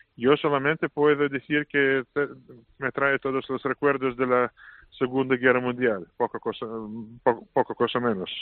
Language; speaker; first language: Spanish; non-native, fluent; Russian